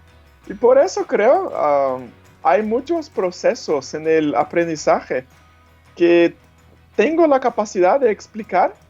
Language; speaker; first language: Spanish; non-native, fluent; Portuguese